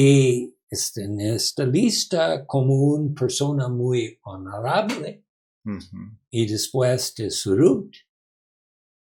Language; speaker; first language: Spanish; non-native, learner; English